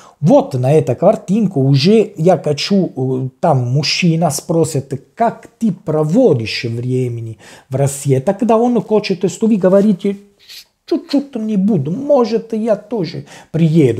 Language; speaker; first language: Russian; non-native, learner; Italian